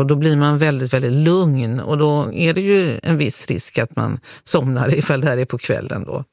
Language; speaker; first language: Swedish; native; Swedish